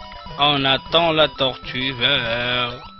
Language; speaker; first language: French; non-native, fluent; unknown